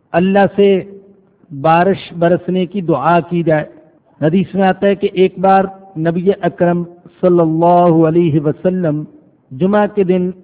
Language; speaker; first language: Urdu; non-native, local second language; Punjabi